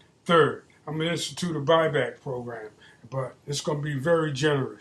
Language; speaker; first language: English; native; English